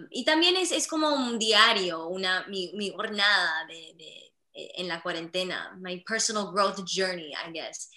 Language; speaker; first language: Spanish; early bilingual, heritage; Spanish